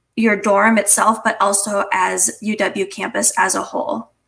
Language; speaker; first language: English; native; English